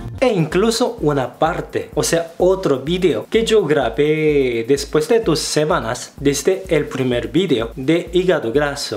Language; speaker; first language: Spanish; non-native, fluent; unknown